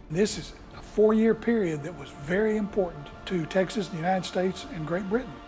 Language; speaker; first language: English; native; English